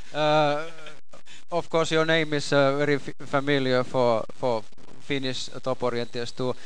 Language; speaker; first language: English; non-native, fluent; Finnish